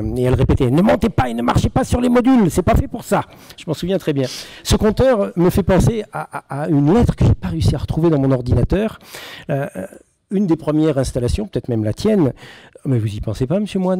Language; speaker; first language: French; native; French